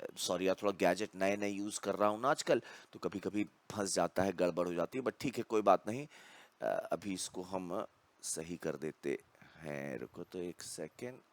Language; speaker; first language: Hindi; native; Hindi